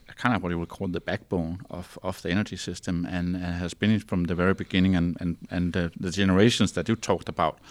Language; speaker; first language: English; non-native, fluent; Danish